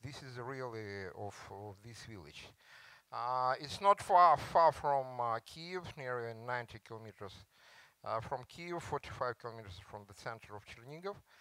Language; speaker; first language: English; non-native, learner; Ukrainian